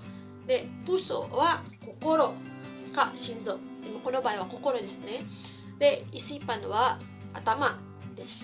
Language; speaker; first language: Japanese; non-native, fluent; Filipino